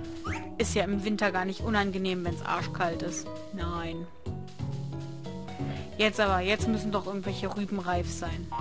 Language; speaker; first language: German; native; German